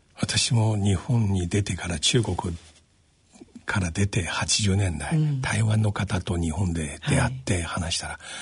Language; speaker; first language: Japanese; non-native, fluent; Chinese